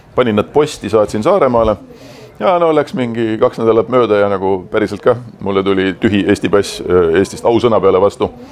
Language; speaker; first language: Estonian; native; Estonian